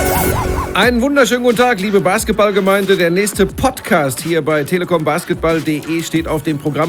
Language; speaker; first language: German; native; German